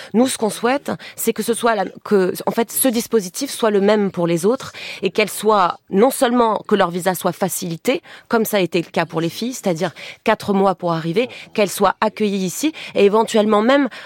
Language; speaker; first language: French; native; French